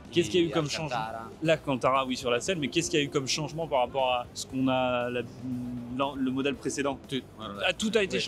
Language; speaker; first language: French; native; French